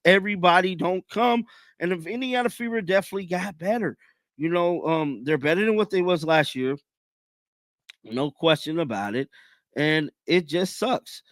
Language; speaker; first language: English; native; English